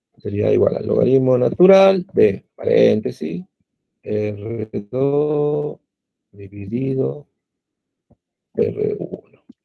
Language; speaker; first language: Spanish; native; Spanish